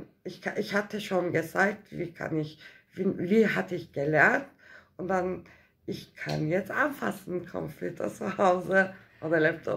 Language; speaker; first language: German; non-native, learner; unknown